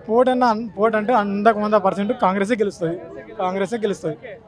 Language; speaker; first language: Telugu; native; Telugu